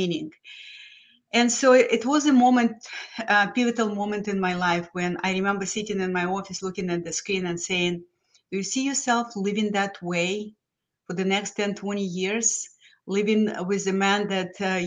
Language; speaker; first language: English; non-native, fluent; Lithuanian